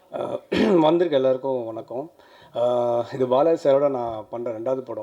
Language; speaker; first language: Tamil; native; Tamil